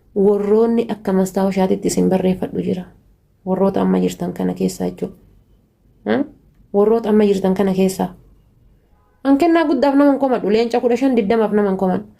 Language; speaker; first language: Oromo; early bilingual, heritage; Oromo